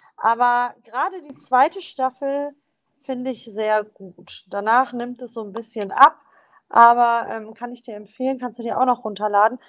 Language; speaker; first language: German; native; German